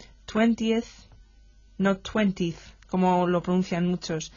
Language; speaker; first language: Spanish; non-native, fluent; English